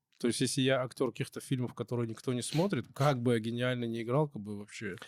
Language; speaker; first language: Russian; native; Russian